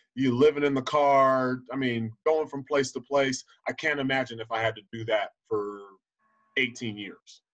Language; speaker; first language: English; native; English